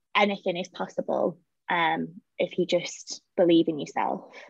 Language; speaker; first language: English; native; English